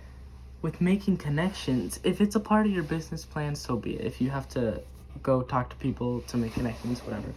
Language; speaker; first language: English; native; English